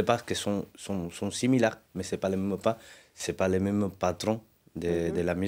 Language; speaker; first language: French; non-native, learner; Spanish